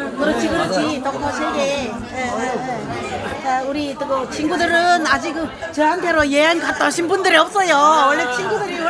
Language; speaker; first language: Korean; early bilingual, heritage; Korean